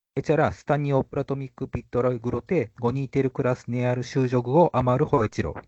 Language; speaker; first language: Bangla; non-native, fluent; Japanese